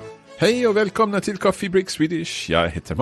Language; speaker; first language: Swedish; non-native, learner; English